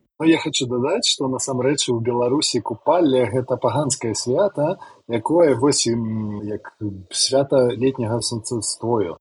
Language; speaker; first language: Belarusian; non-native, local second language; Russian